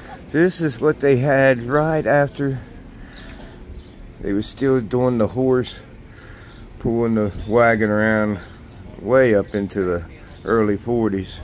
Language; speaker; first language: English; native; English